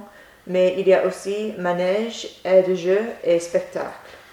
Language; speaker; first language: French; non-native, learner; English